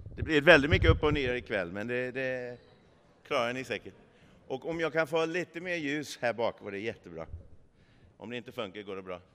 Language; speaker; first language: Swedish; non-native, fluent; English